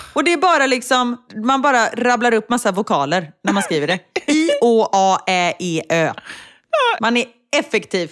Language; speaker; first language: Swedish; native; Swedish